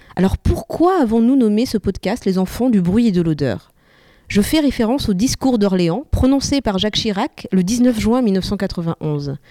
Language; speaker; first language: French; early bilingual, other home language; Malagasy